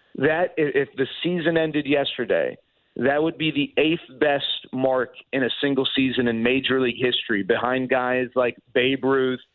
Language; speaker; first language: English; native; English